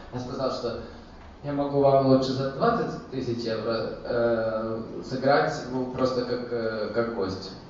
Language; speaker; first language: Russian; early bilingual, heritage; Russian